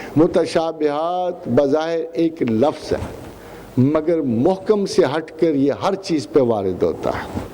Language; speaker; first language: Urdu; non-native, local second language; Punjabi